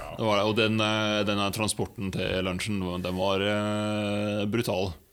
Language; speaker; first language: Norwegian; native; Norwegian